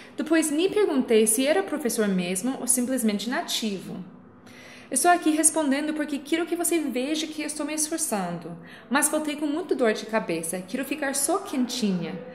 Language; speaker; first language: Portuguese; non-native, fluent; English